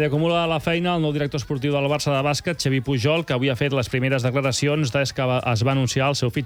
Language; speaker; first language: Catalan; native; Catalan